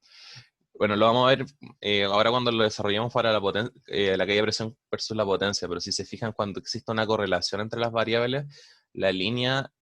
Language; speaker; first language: Spanish; native; Spanish